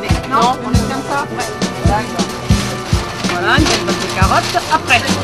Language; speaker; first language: French; native; French